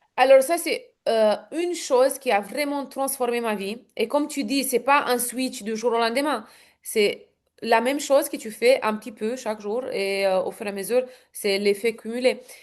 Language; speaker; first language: French; non-native, fluent; Romanian